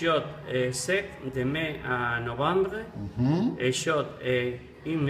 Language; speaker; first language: French; non-native, learner; Spanish